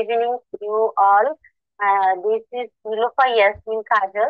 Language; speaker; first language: English; non-native, learner; Bangla